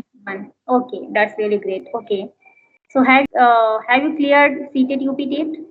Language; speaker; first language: English; non-native, learner; Hindi